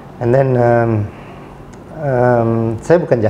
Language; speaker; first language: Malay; non-native, local second language; Tamil